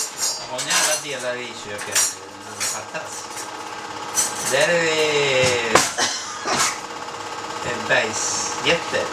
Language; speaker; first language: Swedish; native; Swedish